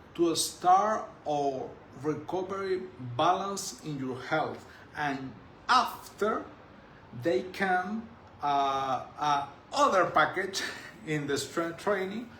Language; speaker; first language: English; non-native, learner; Spanish